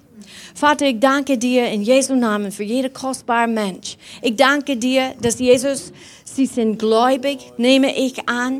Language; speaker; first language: German; non-native, fluent; English